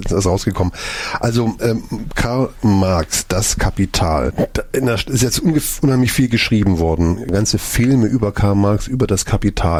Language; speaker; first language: German; native; German